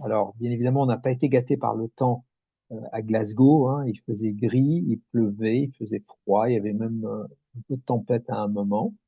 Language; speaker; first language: French; native; French